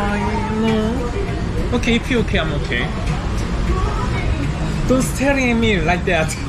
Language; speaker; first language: English; non-native, learner; Korean